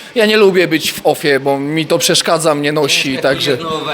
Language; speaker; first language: Polish; native; Polish